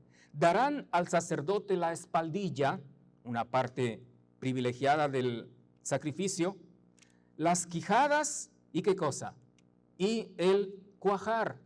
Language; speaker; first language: Spanish; native; Spanish